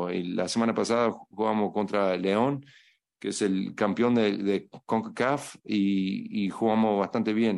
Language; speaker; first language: Spanish; non-native, fluent; English